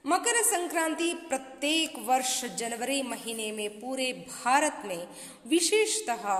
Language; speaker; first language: Hindi; non-native, local second language; Kannada